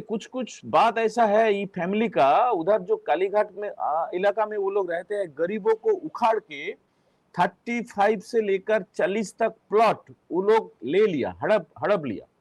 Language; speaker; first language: Hindi; non-native, local second language; Bangla